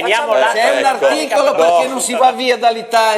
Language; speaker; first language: Italian; native; Italian